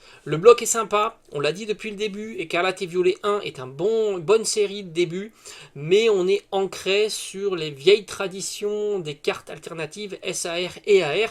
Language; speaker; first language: French; native; French